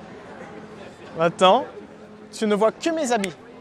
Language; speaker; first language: French; native; French